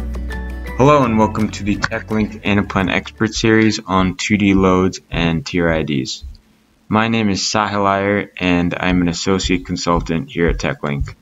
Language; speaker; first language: English; native; English